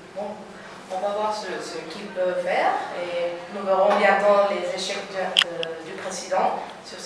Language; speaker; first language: French; non-native, learner; Spanish